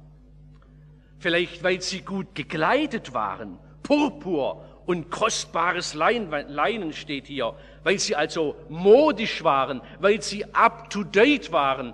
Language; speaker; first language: German; native; German